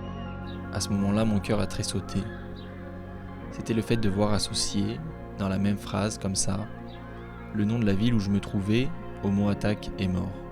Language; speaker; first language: French; native; French